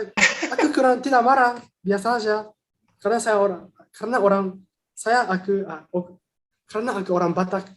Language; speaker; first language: Indonesian; non-native, fluent; Japanese